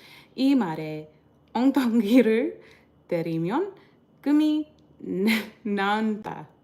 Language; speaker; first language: Korean; non-native, learner; English